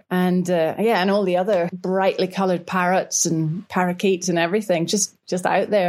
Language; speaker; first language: English; native; English